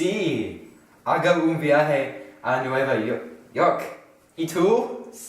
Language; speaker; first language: Spanish; non-native, learner; English